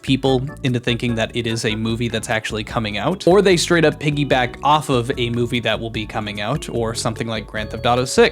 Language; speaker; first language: English; native; English